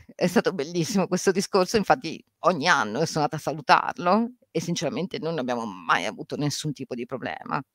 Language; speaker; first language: Italian; native; Italian